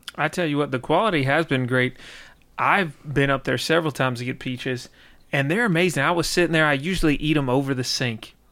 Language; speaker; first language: English; native; English